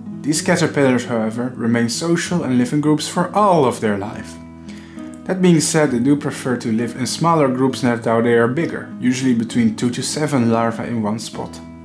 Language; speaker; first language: English; non-native, fluent; Dutch